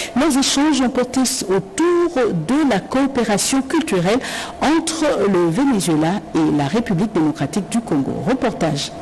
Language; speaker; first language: French; non-native, local second language; Lingala